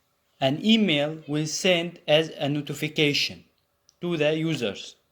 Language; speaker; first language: English; non-native, learner; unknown